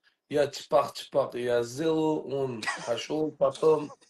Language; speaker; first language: Russian; non-native, learner; Uzbek